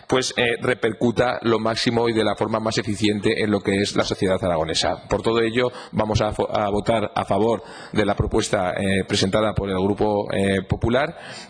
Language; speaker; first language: Spanish; native; Spanish